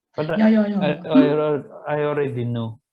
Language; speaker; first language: English; non-native, learner; Indonesian